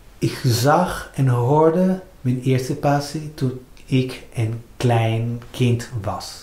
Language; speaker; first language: Dutch; non-native, fluent; Spanish